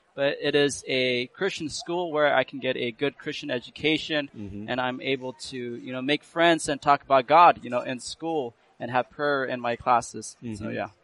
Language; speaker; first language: English; early bilingual, other home language; Burmese